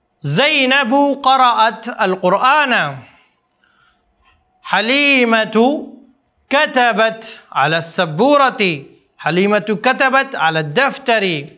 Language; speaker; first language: Arabic; non-native, fluent; Urdu